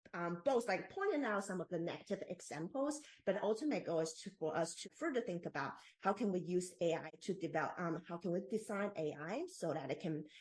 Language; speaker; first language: English; non-native, fluent; Chinese